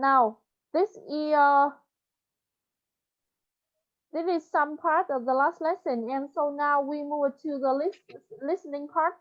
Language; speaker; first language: English; non-native, fluent; Vietnamese